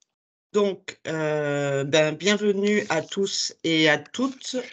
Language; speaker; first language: French; native; French